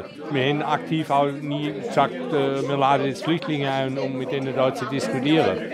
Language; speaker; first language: German; native; German